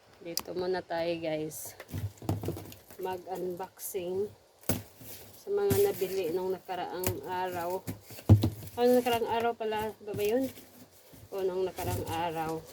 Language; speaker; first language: Filipino; non-native, local second language; Cebuano